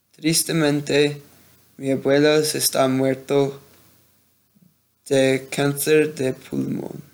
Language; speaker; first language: Spanish; non-native, learner; English